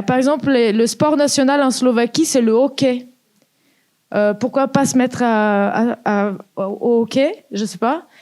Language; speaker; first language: French; native; French